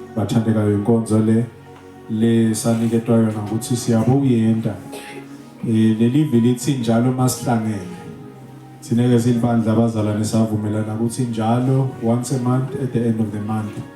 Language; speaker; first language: Zulu; non-native, local second language; Swati